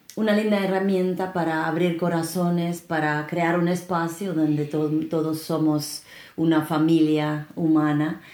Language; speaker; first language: Spanish; non-native, fluent; Finnish